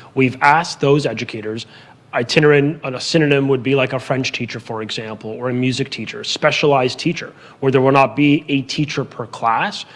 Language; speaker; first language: English; native; English